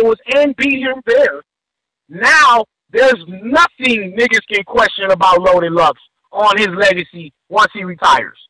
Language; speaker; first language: English; native; English